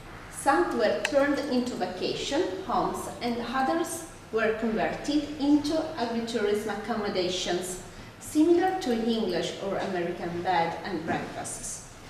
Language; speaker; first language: English; non-native, fluent; Italian